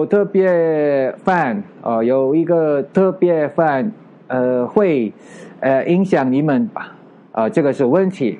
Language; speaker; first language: Chinese; non-native, learner; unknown